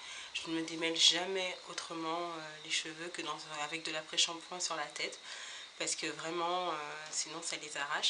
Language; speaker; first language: French; native; French